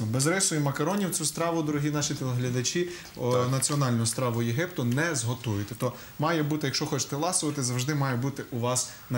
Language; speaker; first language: Ukrainian; native; Ukrainian